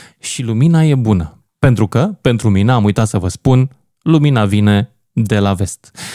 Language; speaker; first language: Romanian; native; Romanian